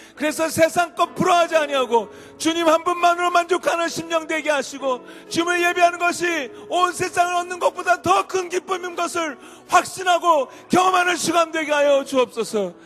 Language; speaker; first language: Korean; native; Korean